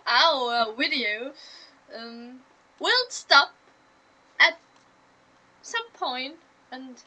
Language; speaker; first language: English; non-native, learner; German